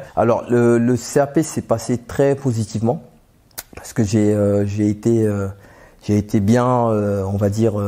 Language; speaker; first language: French; native; French